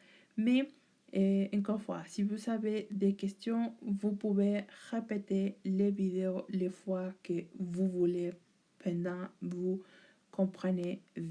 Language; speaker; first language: French; non-native, learner; Spanish